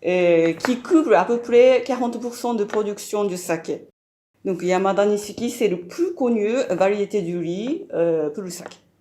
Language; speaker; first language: French; non-native, fluent; Japanese